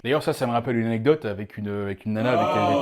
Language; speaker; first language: French; native; French